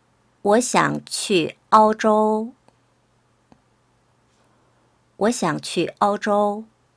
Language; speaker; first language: Chinese; non-native, fluent; Korean